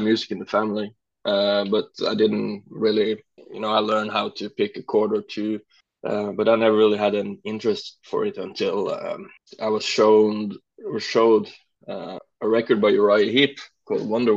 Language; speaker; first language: English; non-native, fluent; Norwegian